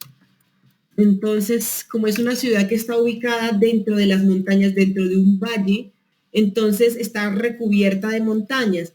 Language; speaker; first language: Spanish; native; Spanish